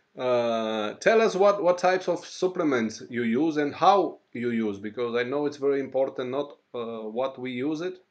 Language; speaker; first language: English; non-native, learner; Romanian